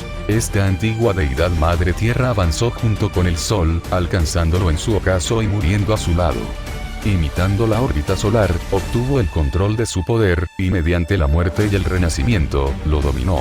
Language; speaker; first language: Spanish; native; Spanish